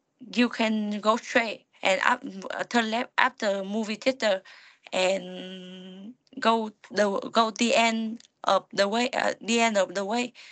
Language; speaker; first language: English; non-native, learner; Vietnamese